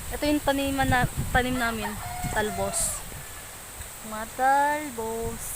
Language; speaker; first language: Filipino; native; Filipino